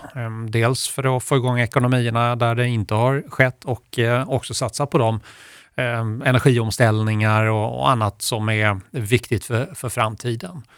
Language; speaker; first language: Swedish; native; Swedish